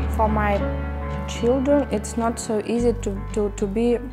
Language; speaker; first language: English; non-native, learner; Ukrainian